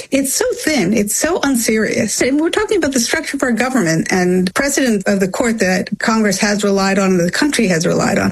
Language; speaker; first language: English; native; English